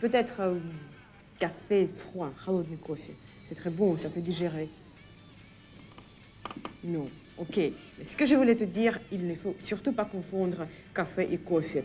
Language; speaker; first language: French; non-native, fluent; Russian